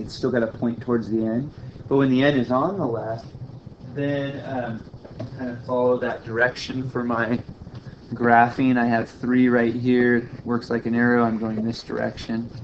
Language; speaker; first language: English; native; English